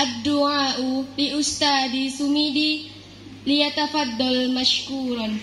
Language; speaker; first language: Arabic; non-native, learner; Indonesian